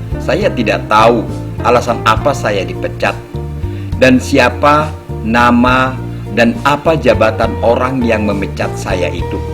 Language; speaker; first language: Indonesian; non-native, local second language; Batak Toba